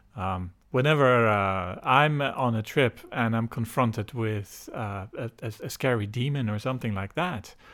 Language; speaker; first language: English; non-native, fluent; Dutch